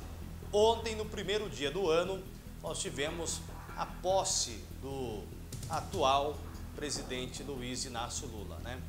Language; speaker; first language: Portuguese; native; Portuguese